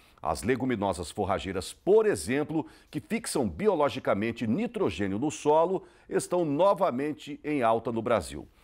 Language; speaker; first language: Portuguese; native; Portuguese